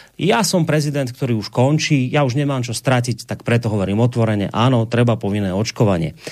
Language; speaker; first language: Slovak; native; Slovak